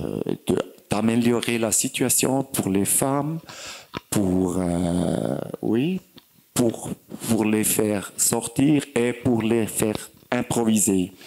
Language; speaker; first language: French; non-native, fluent; German